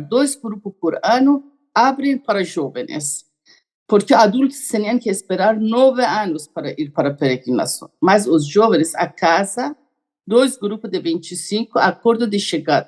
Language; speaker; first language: Portuguese; non-native, learner; Persian